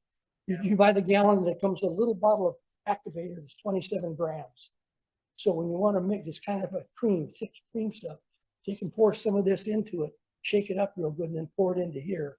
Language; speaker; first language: English; native; English